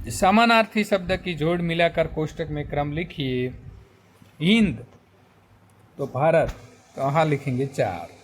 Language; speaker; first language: Hindi; non-native, local second language; Gujarati